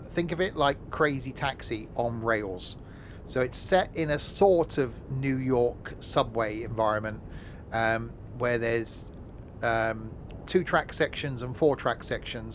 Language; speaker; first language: English; native; English